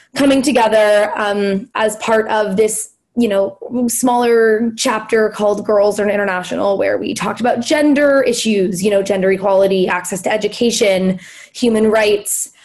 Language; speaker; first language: English; native; English